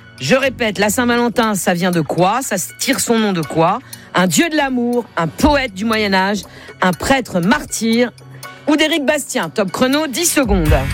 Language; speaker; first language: French; native; French